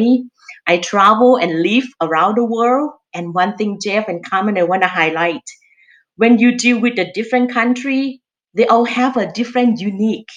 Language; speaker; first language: English; non-native, fluent; Thai